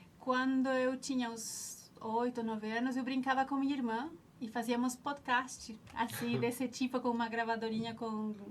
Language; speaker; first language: Portuguese; non-native, fluent; Spanish